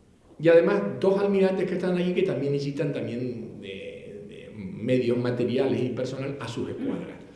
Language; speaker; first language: Spanish; native; Spanish